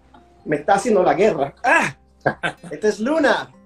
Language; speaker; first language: Spanish; early bilingual, heritage; Spanish